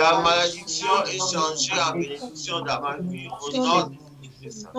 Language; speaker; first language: French; non-native, local second language; Lingala